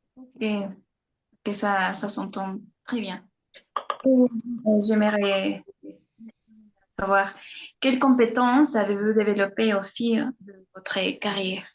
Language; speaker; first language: French; non-native, fluent; Spanish